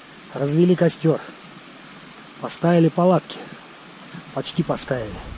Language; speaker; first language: Russian; native; Russian